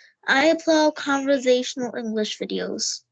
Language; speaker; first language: English; non-native, learner; Hindi